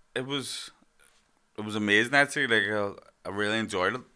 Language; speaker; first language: English; native; English